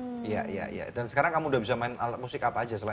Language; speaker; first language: Indonesian; native; Indonesian